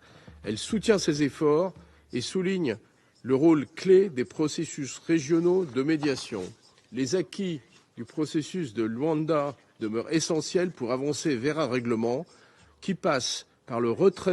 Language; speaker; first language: French; native; French